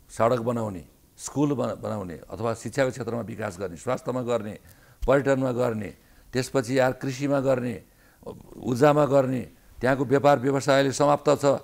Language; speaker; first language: Nepali; native; Nepali